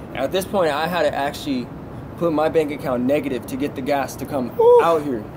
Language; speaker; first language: English; native; English